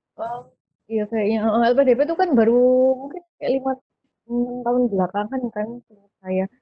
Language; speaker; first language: Indonesian; native; Indonesian